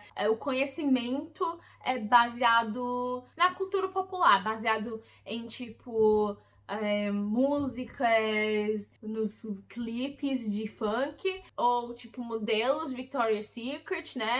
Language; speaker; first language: Portuguese; early bilingual, heritage; English